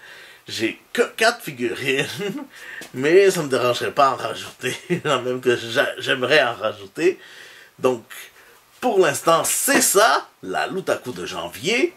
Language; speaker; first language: French; native; French